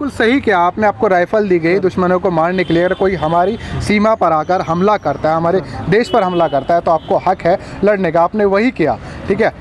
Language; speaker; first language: Hindi; native; Hindi